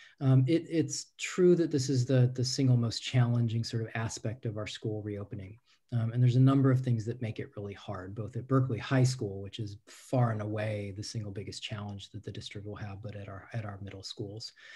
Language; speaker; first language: English; native; English